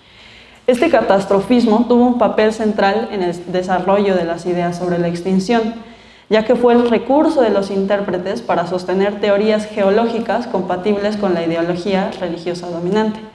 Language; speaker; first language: Spanish; native; Spanish